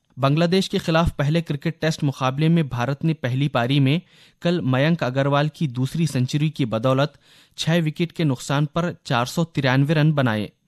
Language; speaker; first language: Urdu; native; Urdu